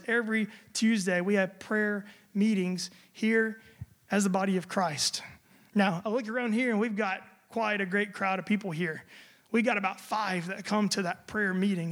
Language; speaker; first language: English; native; English